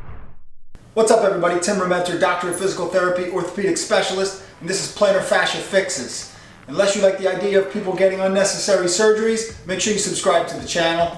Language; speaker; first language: English; native; English